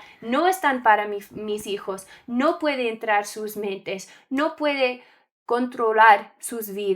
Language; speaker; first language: Spanish; non-native, learner; English